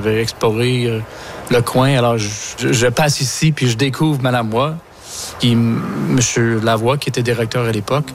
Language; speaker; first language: French; non-native, local second language; English